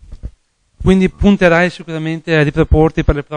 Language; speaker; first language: Italian; native; Italian